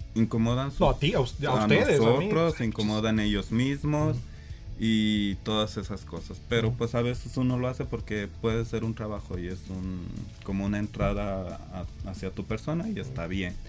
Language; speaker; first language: Spanish; native; Spanish